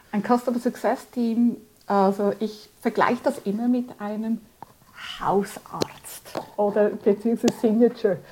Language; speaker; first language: German; early bilingual, other home language; Spanish